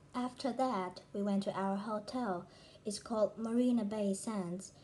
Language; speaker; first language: English; non-native, fluent; Vietnamese